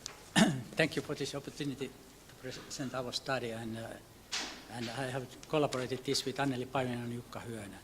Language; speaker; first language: English; non-native, fluent; Finnish